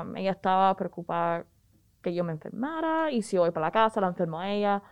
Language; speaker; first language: Spanish; early bilingual, heritage; Spanish